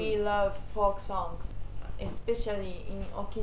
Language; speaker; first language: English; non-native, learner; Japanese